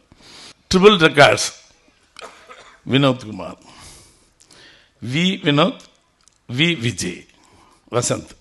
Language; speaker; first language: Tamil; native; Tamil